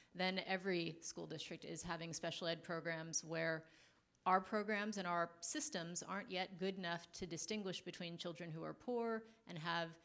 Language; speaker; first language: English; native; English